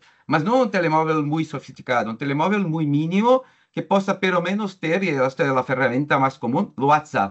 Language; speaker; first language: Spanish; non-native, learner; Portuguese